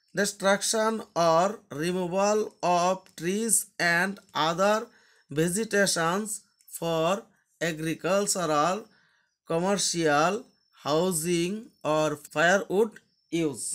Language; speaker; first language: English; non-native, local second language; Bangla